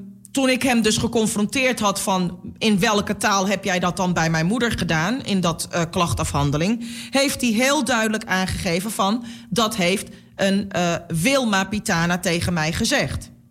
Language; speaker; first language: Dutch; native; Dutch